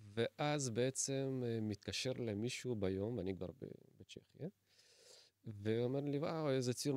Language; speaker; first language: Hebrew; native; Hebrew